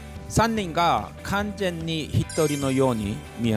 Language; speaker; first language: Japanese; non-native, fluent; Korean